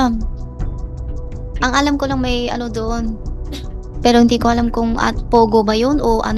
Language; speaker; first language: Filipino; non-native, learner; Chinese